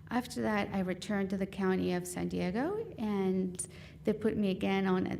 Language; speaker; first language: English; non-native, fluent; Spanish